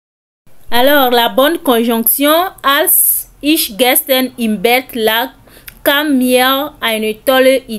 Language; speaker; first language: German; non-native, fluent; French